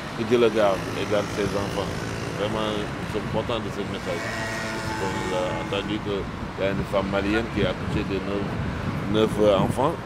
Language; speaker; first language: French; non-native, local second language; Wolof